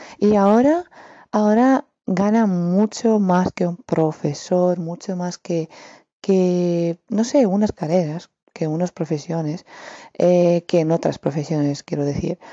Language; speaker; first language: Spanish; non-native, fluent; Romanian